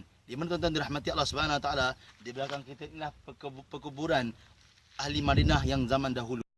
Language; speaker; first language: Malay; native; Malay